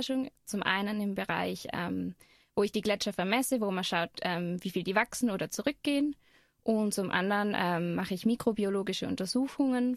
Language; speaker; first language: German; native; German